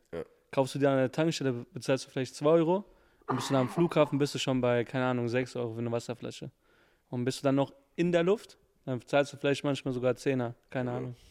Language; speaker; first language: German; early bilingual, other home language; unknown